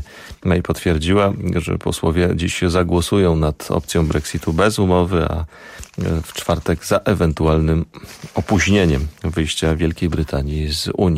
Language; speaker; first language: Polish; native; Polish